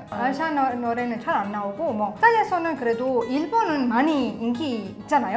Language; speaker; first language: Korean; non-native, fluent; Italian